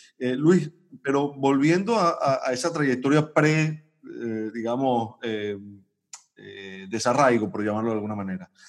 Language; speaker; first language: Spanish; native; Spanish